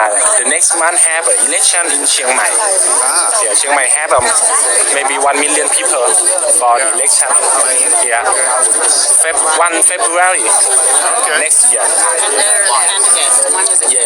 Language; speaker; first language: English; non-native, learner; Thai